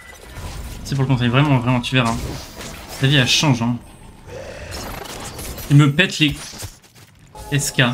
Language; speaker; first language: French; native; French